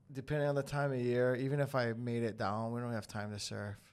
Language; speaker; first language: English; native; English